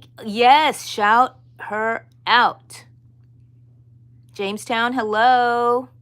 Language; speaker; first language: English; native; English